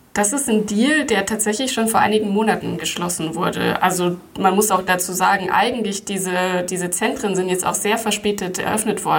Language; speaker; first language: German; native; German